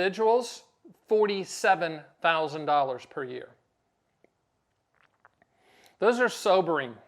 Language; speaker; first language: English; native; English